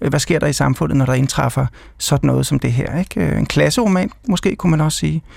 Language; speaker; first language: Danish; native; Danish